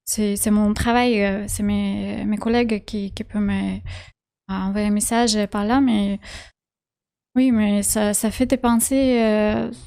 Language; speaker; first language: French; non-native, learner; Russian